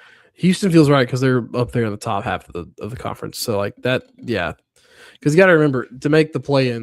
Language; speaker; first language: English; native; English